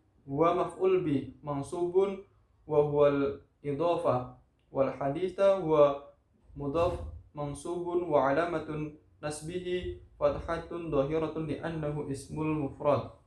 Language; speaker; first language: Arabic; non-native, learner; Indonesian